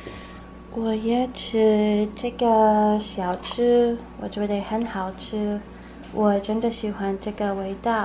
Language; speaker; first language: Chinese; non-native, learner; English